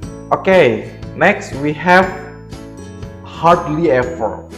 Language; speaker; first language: English; non-native, learner; Indonesian